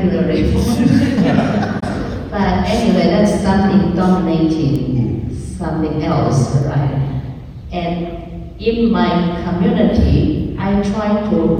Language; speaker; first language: English; non-native, fluent; Chinese